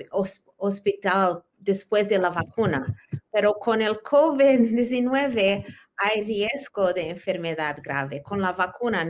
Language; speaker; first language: Spanish; early bilingual, heritage; Spanish